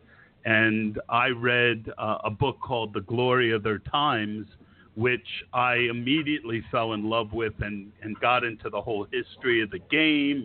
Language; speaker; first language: English; native; English